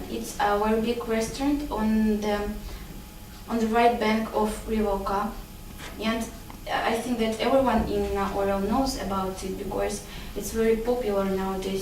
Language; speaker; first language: English; non-native, learner; Russian